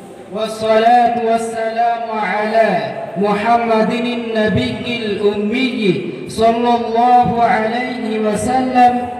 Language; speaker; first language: Arabic; non-native, learner; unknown